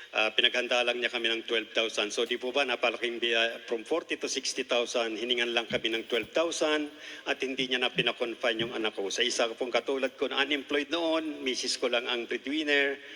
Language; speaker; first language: Filipino; native; Filipino